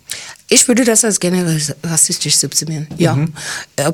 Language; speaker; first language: German; early bilingual, heritage; English